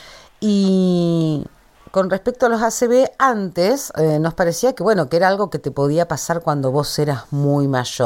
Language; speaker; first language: Spanish; native; Spanish